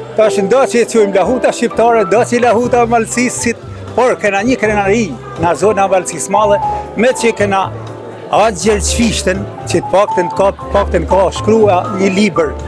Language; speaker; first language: Albanian; native; Albanian